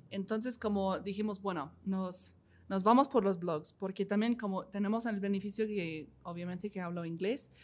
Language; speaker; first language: Spanish; non-native, fluent; English